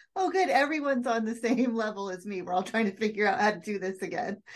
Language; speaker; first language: English; native; English